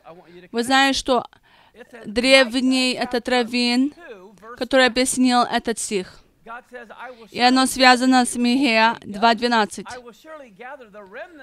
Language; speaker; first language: Russian; non-native, fluent; English